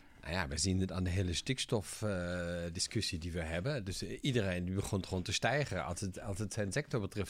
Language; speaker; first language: Dutch; non-native, fluent; German